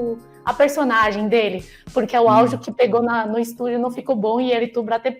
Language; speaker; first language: Portuguese; non-native, fluent; Chinese